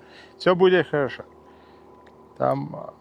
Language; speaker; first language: Russian; non-native, fluent; Lithuanian